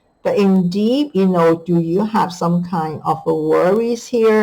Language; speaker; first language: English; non-native, fluent; Chinese